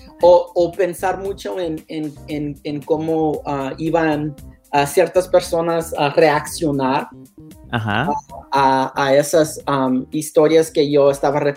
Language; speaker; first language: Spanish; non-native, learner; English